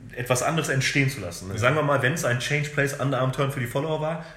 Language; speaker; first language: German; native; German